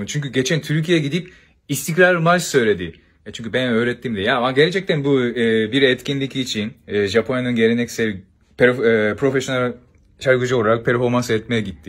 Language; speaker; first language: Turkish; non-native, learner; Japanese